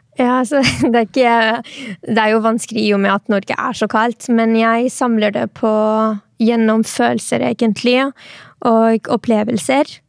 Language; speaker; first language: Norwegian; early bilingual, other home language; Arabic